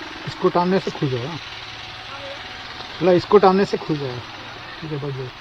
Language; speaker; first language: Hindi; non-native, local second language; Bangla